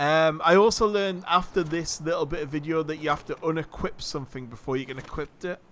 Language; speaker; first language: English; native; English